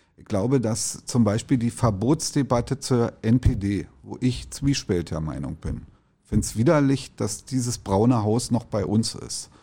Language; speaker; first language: German; native; German